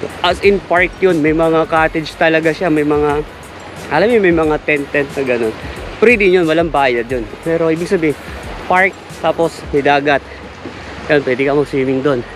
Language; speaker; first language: Filipino; native; Filipino